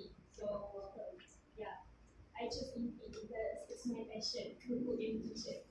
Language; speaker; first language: English; non-native, local second language; Malay